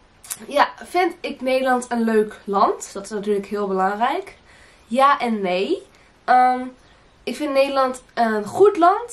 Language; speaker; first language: Dutch; early bilingual, other home language; Portuguese